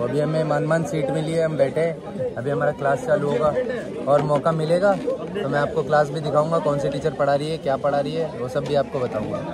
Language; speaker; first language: Hindi; native; Hindi